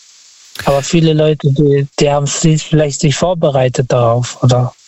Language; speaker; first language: German; non-native, fluent; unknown